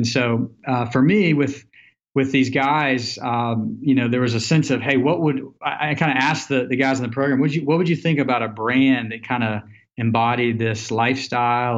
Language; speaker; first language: English; native; English